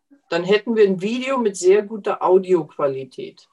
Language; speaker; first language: German; native; German